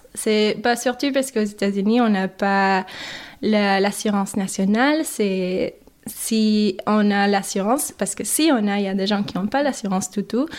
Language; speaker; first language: French; non-native, fluent; English